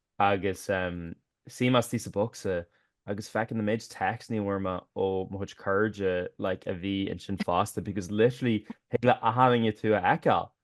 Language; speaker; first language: Irish; native; Irish